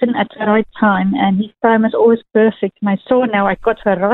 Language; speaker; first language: English; non-native, local second language; Afrikaans